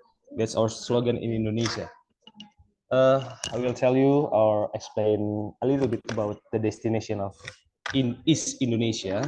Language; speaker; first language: English; non-native, local second language; Indonesian